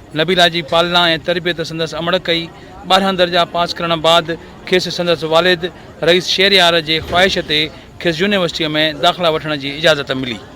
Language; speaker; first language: Sindhi; native; Sindhi